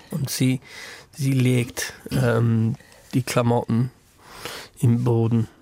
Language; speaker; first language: German; non-native, learner; English